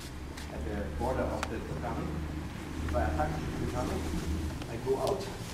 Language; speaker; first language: English; non-native, learner; German